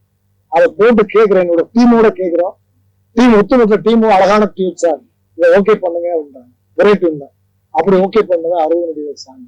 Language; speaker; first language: Tamil; native; Tamil